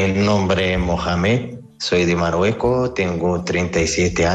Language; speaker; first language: Spanish; non-native, learner; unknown